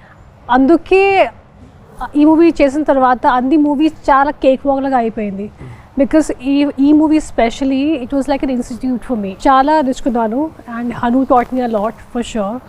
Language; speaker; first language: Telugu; non-native, local second language; Hindi